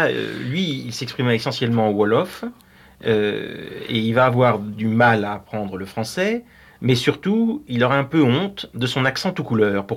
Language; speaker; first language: French; native; French